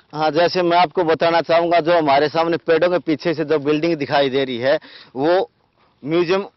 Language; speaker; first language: Hindi; native; Hindi